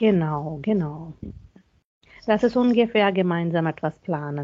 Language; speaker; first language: German; non-native, fluent; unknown